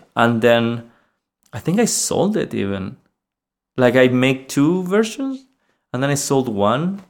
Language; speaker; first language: English; non-native, fluent; Spanish